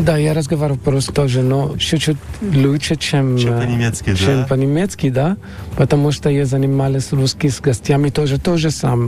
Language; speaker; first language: Russian; non-native, learner; Arabic